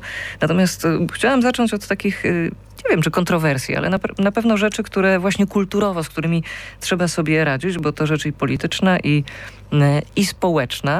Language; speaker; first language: Polish; native; Polish